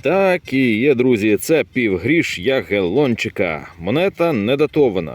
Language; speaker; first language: Ukrainian; native; Ukrainian